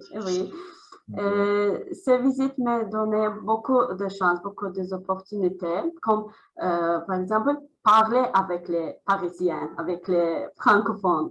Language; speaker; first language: French; non-native, learner; Azerbaijani